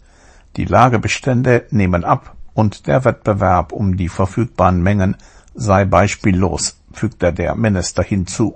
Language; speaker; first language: German; native; German